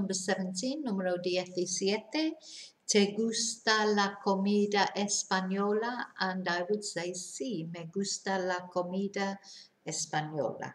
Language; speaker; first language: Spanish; non-native, fluent; English